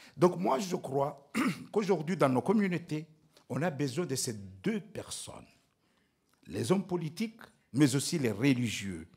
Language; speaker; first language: French; non-native, local second language; Ngazidja Comorian